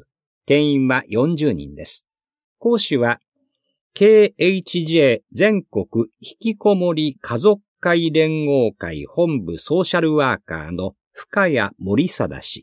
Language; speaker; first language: Japanese; native; Japanese